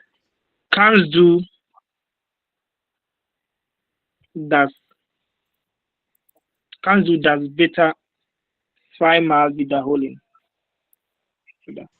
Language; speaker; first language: German; non-native, learner; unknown